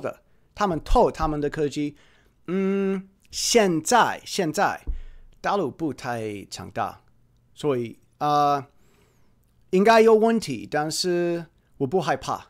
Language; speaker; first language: Chinese; non-native, fluent; English